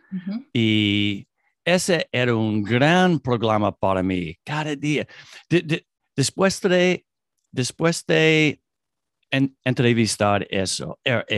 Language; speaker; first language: Spanish; non-native, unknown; English